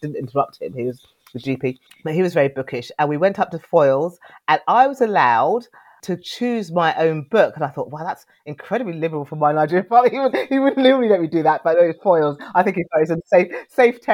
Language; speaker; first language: English; native; English